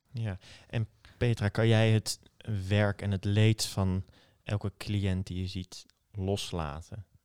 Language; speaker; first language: Dutch; native; Dutch